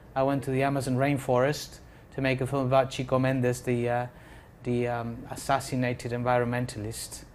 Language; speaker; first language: English; non-native, fluent; Spanish